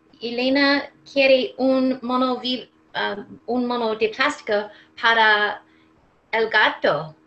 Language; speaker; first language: Spanish; non-native, learner; English